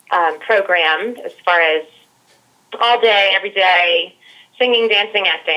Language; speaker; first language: English; native; English